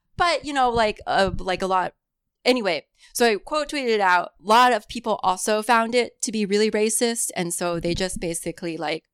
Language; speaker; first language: English; early bilingual, other home language; Cantonese